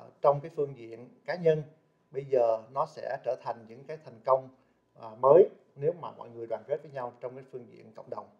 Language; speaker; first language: Vietnamese; early bilingual, heritage; Vietnamese